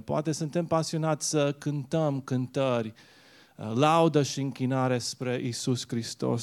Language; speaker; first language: Romanian; early bilingual, heritage; Romanian